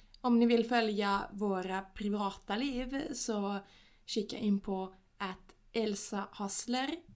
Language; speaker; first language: Swedish; non-native, fluent; Finnish